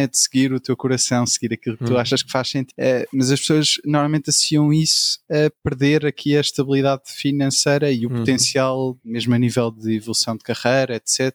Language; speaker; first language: Portuguese; native; Portuguese